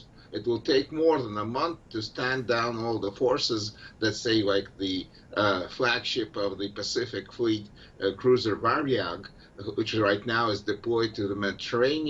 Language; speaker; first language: English; non-native, fluent; Russian